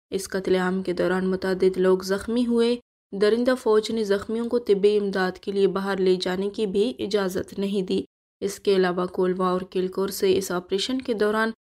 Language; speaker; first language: Urdu; non-native, local second language; Baluchi